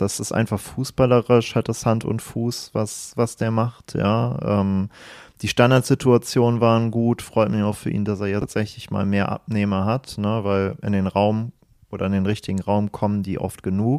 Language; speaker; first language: German; native; German